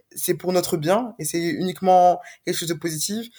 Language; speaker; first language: French; native; French